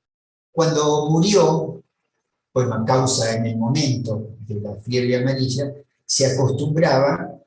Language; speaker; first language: Spanish; native; Spanish